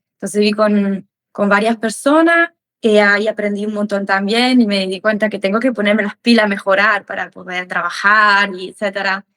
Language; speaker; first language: Spanish; non-native, fluent; German